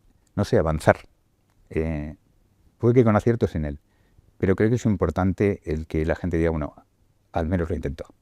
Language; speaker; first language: Spanish; native; Spanish